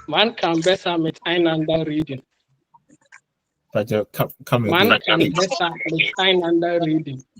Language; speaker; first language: German; non-native, learner; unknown